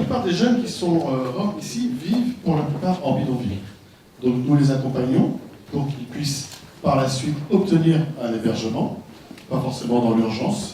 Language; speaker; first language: French; native; French